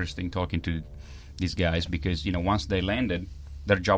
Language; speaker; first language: English; non-native, fluent; Italian